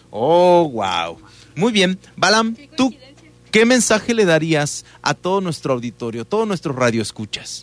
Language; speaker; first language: Spanish; native; Spanish